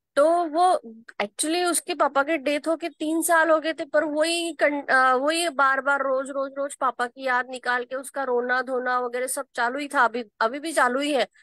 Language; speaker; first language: Hindi; non-native, local second language; Marathi